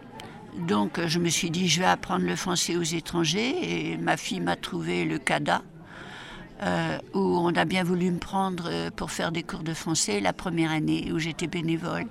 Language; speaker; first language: French; native; French